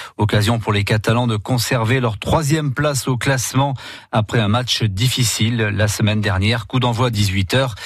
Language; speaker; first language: French; native; French